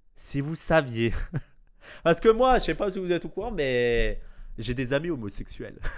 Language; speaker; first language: French; native; French